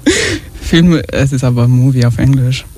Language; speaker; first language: German; early bilingual, other home language; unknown